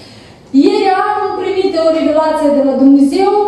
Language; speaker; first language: Romanian; non-native, learner; Russian